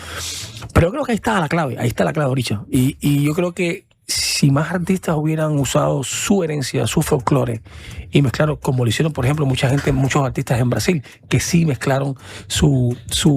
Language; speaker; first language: Spanish; native; Spanish